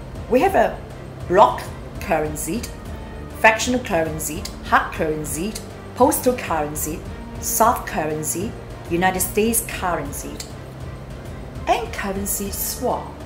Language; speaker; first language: English; non-native, local second language; Cantonese